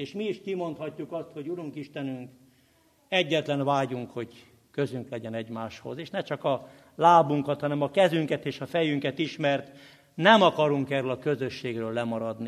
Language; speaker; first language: Hungarian; native; Hungarian